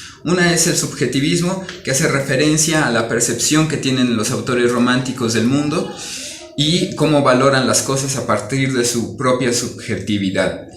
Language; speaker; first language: Spanish; native; Spanish